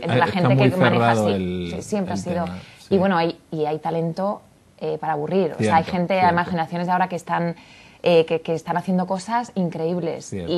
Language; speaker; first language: Spanish; native; Spanish